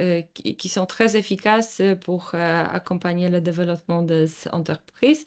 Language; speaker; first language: French; non-native, learner; Polish